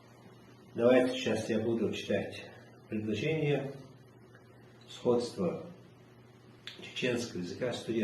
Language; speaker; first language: Russian; non-native, local second language; Chechen